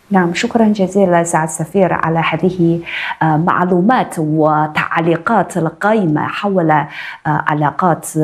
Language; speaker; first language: Arabic; non-native, fluent; Chinese